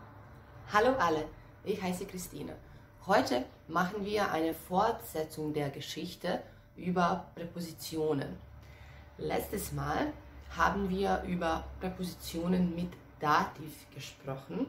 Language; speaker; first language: German; non-native, fluent; Serbian